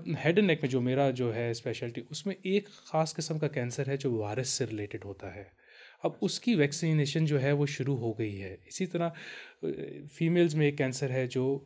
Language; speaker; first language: Urdu; native; Urdu